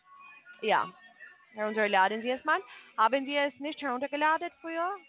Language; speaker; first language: German; non-native, fluent; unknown